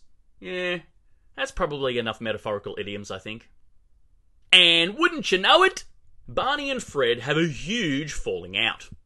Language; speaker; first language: English; native; English